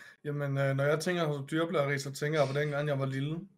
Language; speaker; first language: Danish; native; Danish